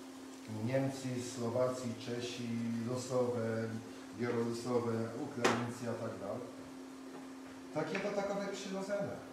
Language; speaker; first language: Czech; non-native, fluent; Polish